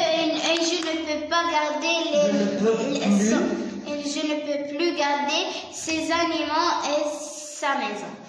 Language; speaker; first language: French; non-native, learner; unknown